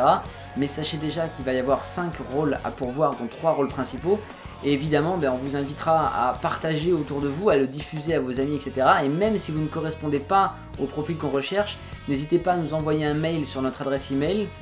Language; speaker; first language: French; native; French